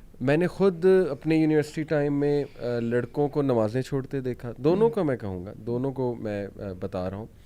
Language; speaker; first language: Urdu; native; Urdu